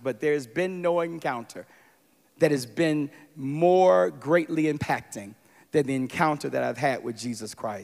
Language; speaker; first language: English; native; English